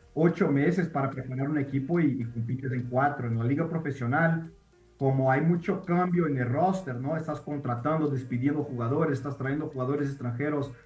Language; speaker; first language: Spanish; non-native, fluent; Portuguese